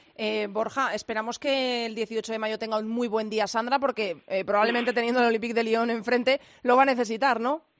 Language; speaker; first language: Spanish; native; Spanish